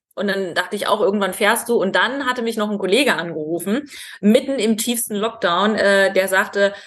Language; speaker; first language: German; native; German